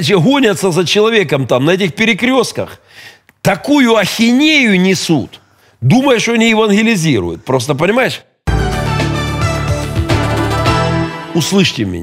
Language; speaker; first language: Russian; native; Russian